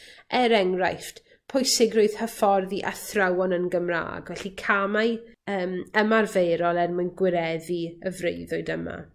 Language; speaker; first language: Welsh; native; Welsh